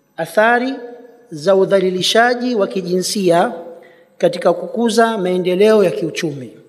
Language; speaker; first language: Swahili; native; Swahili